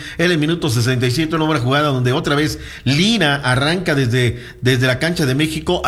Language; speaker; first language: Spanish; native; Spanish